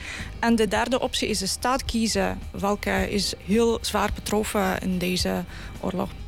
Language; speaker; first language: Dutch; non-native, fluent; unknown